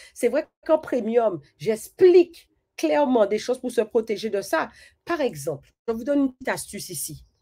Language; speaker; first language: French; native; French